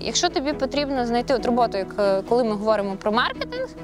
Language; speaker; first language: Ukrainian; native; Ukrainian